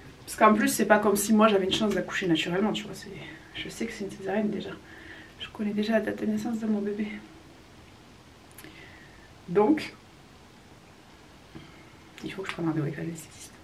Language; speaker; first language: French; native; French